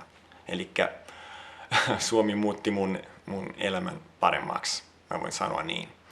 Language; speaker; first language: Finnish; non-native, fluent; Italian